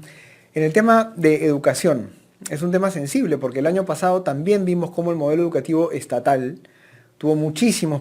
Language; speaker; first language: Spanish; native; Spanish